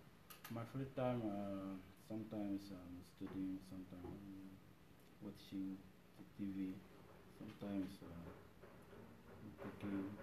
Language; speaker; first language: English; non-native, learner; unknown